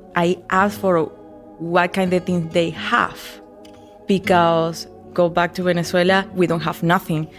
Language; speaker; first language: English; non-native, learner; Spanish